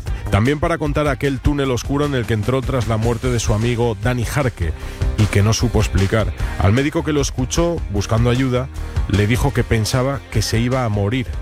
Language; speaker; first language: Spanish; native; Spanish